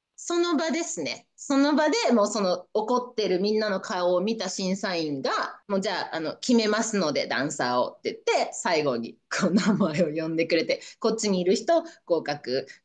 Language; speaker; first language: Japanese; native; Japanese